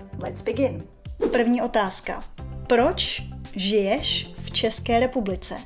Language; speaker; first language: Czech; native; Czech